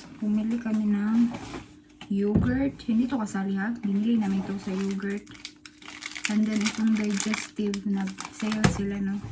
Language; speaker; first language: Filipino; non-native, local second language; Cebuano